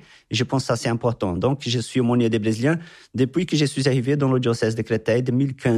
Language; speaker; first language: French; non-native, fluent; Portuguese